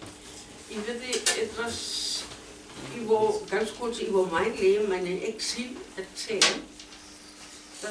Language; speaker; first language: German; non-native, learner; Spanish